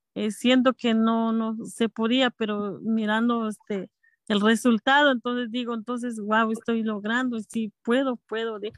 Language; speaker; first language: Spanish; non-native, local second language; Kʼicheʼ